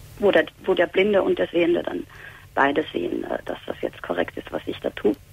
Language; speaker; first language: German; native; German